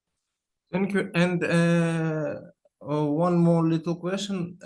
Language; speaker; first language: English; non-native, learner; Ukrainian